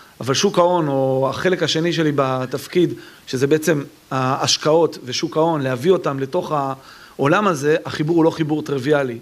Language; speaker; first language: Hebrew; native; Hebrew